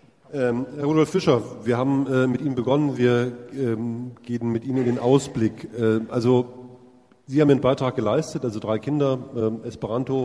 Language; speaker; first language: German; native; German